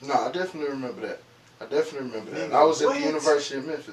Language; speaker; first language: English; native; English